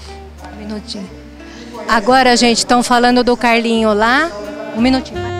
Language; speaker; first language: Portuguese; native; Portuguese